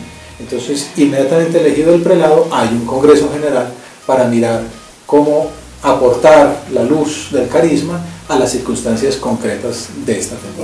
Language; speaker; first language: Spanish; native; Spanish